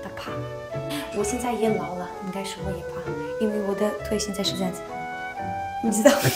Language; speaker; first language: Chinese; non-native, learner; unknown